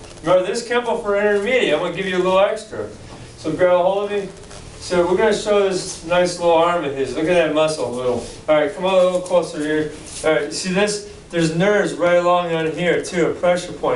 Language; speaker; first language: English; native; English